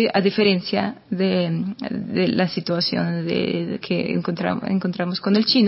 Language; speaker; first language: Spanish; non-native, fluent; Russian